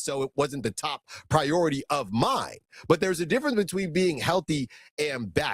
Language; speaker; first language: English; native; English